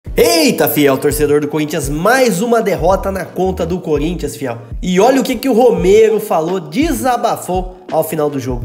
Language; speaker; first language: Portuguese; native; Portuguese